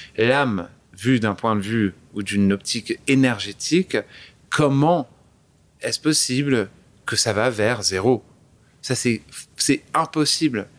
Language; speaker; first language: French; early bilingual, other home language; English